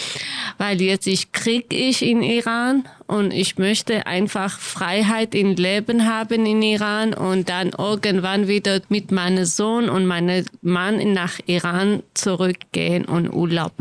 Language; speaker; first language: German; non-native, learner; Kurdish